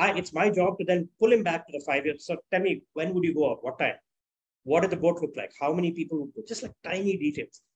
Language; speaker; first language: English; non-native, local second language; Tamil